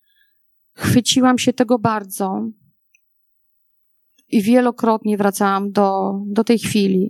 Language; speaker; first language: Polish; native; Polish